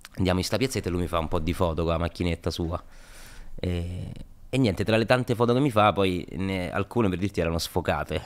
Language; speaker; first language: Italian; native; Italian